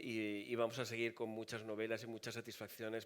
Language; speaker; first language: Spanish; native; Spanish